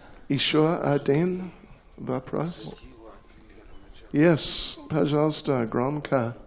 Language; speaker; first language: Russian; non-native, learner; English